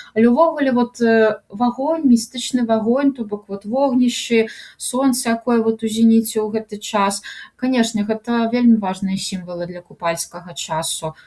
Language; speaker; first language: Belarusian; native; Belarusian